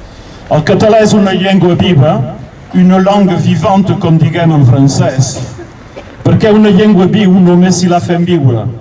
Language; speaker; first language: Catalan; non-native, local second language; French